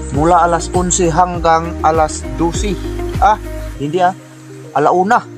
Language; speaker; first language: Filipino; non-native, local second language; Cebuano